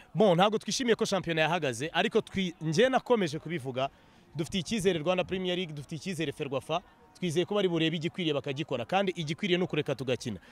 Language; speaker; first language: Kinyarwanda; native; Kinyarwanda